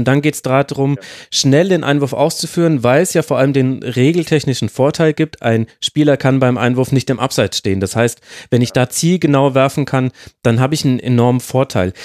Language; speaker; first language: German; native; German